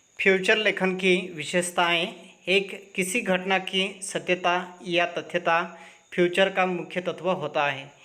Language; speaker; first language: Hindi; non-native, local second language; Marathi